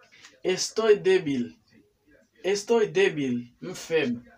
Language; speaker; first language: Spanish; non-native, learner; Haitian Creole